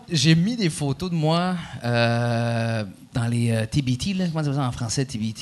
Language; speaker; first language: French; early bilingual, other home language; Arabic